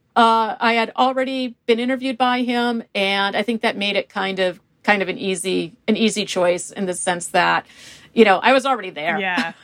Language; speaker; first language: English; native; English